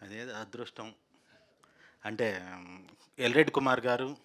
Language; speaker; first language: Telugu; native; Telugu